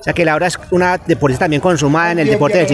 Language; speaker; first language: Spanish; native; Spanish